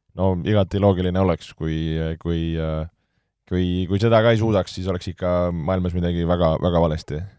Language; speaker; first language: Estonian; native; Estonian